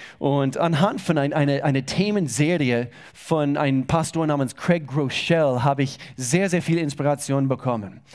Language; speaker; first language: German; non-native, fluent; English